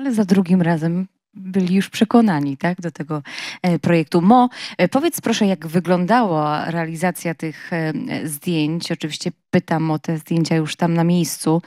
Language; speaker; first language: Polish; native; Polish